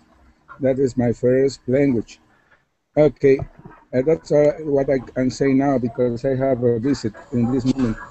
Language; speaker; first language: English; non-native, learner; Spanish